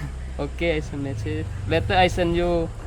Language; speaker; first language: English; non-native, learner; Indonesian